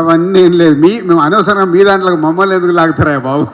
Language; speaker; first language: Telugu; native; Telugu